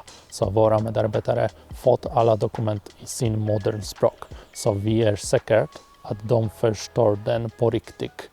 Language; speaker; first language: Swedish; non-native, fluent; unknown